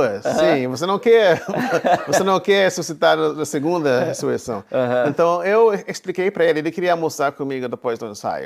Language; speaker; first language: Portuguese; non-native, fluent; English